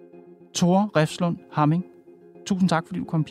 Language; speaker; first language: Danish; native; Danish